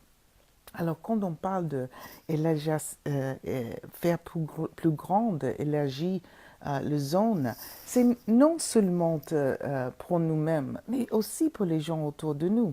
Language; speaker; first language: French; non-native, fluent; English